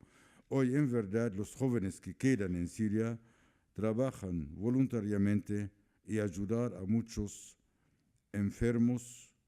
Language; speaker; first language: Spanish; non-native, fluent; Arabic